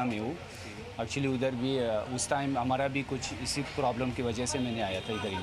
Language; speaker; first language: Hindi; non-native, learner; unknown